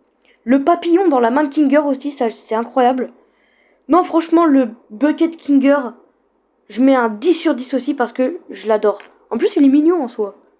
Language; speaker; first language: French; native; French